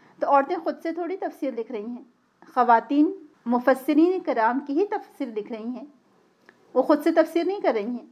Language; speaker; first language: Urdu; native; Urdu